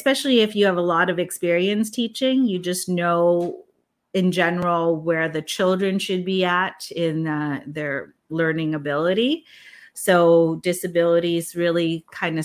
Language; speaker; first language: English; non-native, local second language; Filipino